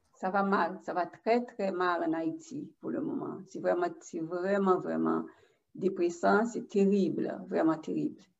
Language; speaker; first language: French; non-native, local second language; Haitian Creole